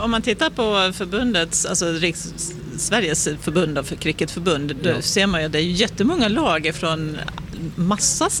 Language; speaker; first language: Swedish; native; Swedish